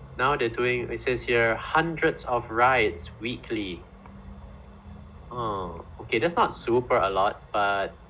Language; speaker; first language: English; non-native, fluent; Indonesian